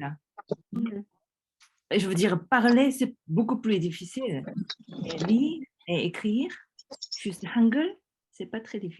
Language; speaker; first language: French; early bilingual, other home language; Korean